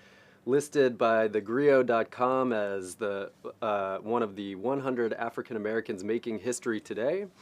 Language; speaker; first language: English; native; English